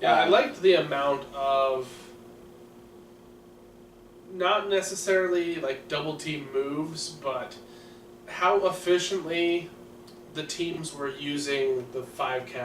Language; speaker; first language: English; native; English